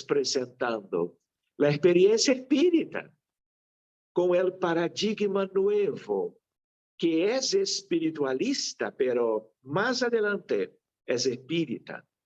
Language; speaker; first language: Spanish; non-native, fluent; Portuguese